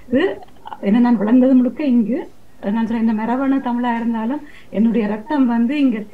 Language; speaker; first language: Tamil; early bilingual, heritage; Tamil